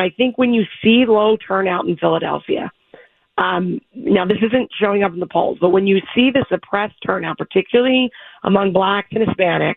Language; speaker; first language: English; native; English